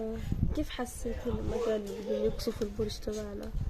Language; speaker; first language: Arabic; native; Arabic